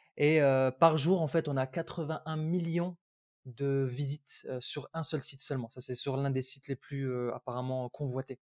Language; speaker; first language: French; early bilingual, other home language; Arabic